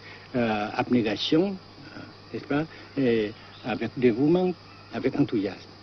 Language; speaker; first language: French; non-native, local second language; Vietnamese